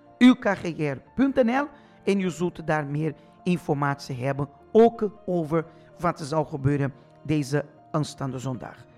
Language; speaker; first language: Dutch; non-native, fluent; Portuguese